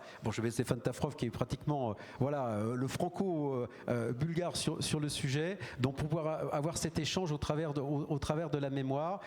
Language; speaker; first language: French; native; French